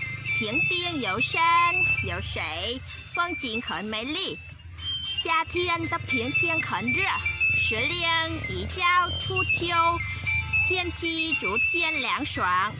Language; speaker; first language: Chinese; non-native, learner; Vietnamese